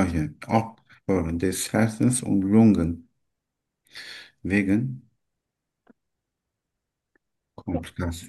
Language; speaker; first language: German; non-native, learner; Turkish